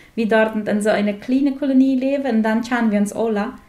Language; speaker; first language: German; non-native, fluent; Plautdietsch